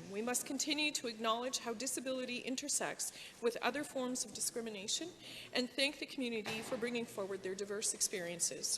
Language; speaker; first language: English; native; English